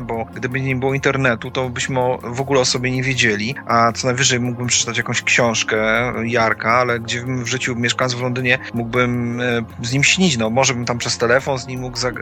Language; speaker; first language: Polish; native; Polish